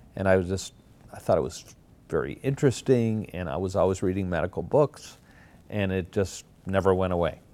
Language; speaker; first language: English; native; English